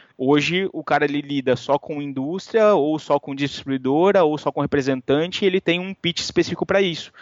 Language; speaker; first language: Portuguese; native; Portuguese